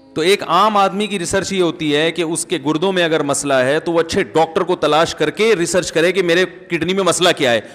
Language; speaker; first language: Urdu; native; Urdu